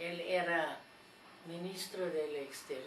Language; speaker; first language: Spanish; non-native, fluent; German